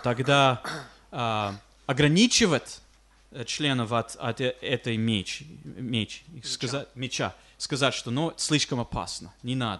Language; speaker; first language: Russian; non-native, fluent; English